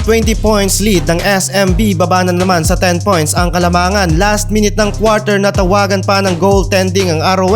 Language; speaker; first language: Filipino; native; Filipino